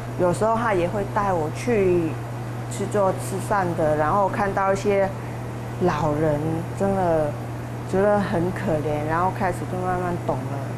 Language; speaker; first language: Chinese; non-native, fluent; Vietnamese